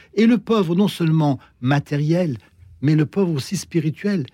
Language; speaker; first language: French; native; French